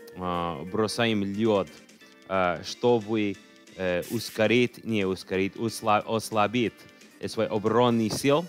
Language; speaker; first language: Russian; non-native, learner; English